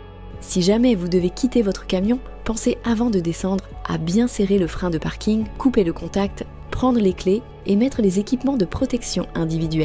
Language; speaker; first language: French; native; French